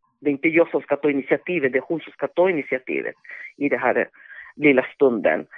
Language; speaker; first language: Swedish; non-native, fluent; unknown